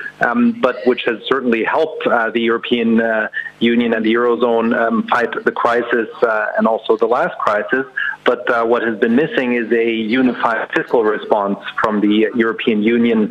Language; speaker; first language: English; non-native, fluent; German